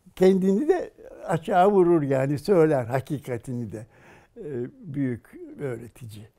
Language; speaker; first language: Turkish; native; Turkish